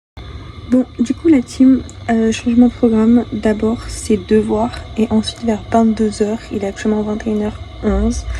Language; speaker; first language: French; native; French